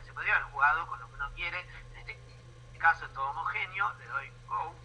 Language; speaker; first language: Spanish; native; Spanish